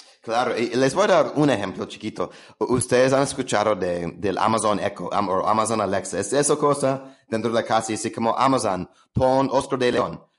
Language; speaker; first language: Spanish; non-native, fluent; English